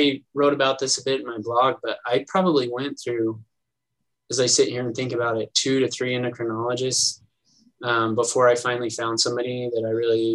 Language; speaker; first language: English; native; English